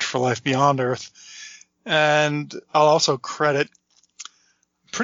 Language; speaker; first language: English; native; English